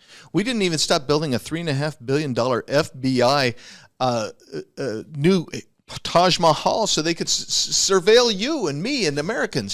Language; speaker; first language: English; native; English